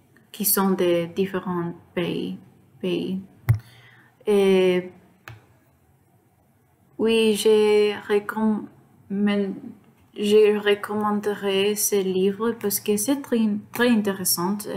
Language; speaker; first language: French; non-native, learner; Spanish